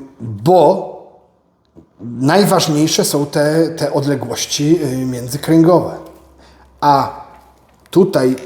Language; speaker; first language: Polish; native; Polish